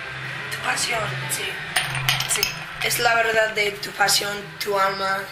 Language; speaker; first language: Spanish; non-native, learner; English